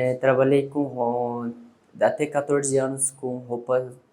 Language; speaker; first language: Portuguese; non-native, learner; Persian